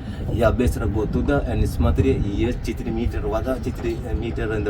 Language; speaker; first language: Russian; non-native, learner; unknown